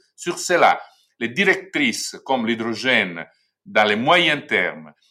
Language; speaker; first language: French; non-native, fluent; Italian